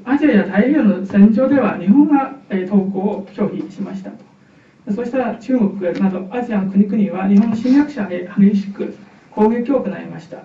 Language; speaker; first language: Japanese; non-native, fluent; Chinese